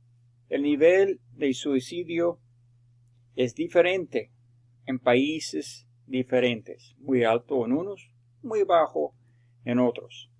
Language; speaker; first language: Spanish; non-native, fluent; English